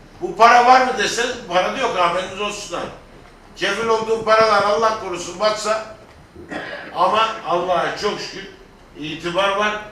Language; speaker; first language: Turkish; native; Turkish